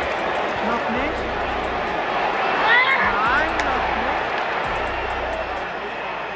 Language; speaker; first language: German; native; German